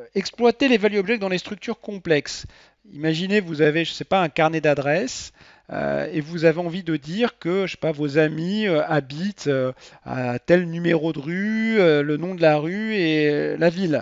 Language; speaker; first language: French; native; French